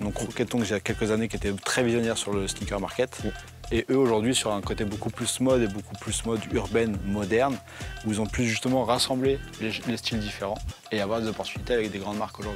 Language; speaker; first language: French; native; French